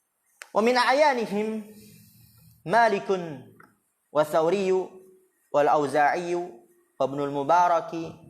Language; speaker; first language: Arabic; non-native, fluent; Indonesian